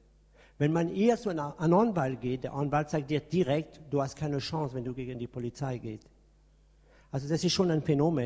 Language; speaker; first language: German; non-native, fluent; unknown